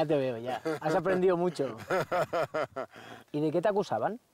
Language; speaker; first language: Spanish; native; Spanish